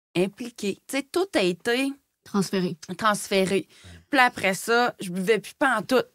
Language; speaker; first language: French; native; French